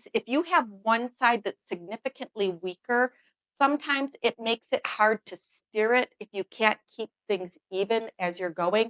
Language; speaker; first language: English; native; English